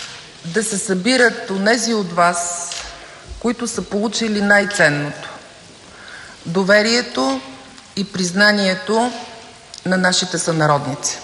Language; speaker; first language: Bulgarian; native; Bulgarian